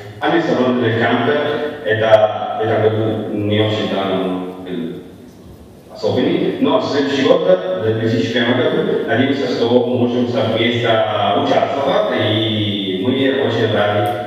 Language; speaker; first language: Russian; non-native, learner; Italian